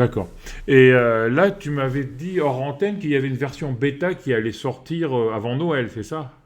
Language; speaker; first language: French; native; French